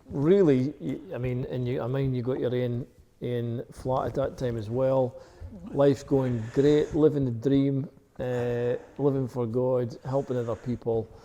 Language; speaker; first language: English; native; English